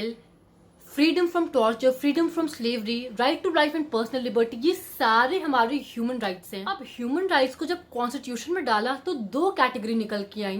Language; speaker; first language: Hindi; native; Hindi